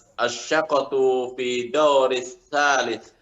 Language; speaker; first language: Arabic; non-native, learner; Indonesian